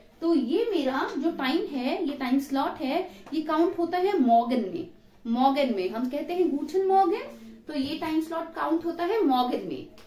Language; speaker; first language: Hindi; native; Hindi